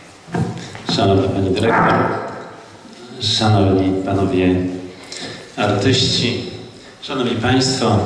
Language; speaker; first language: Polish; native; Polish